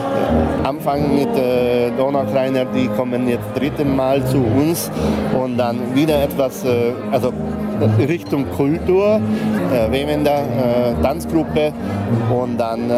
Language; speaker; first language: German; non-native, local second language; Hungarian